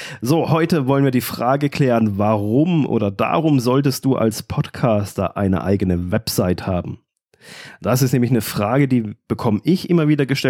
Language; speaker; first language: German; native; German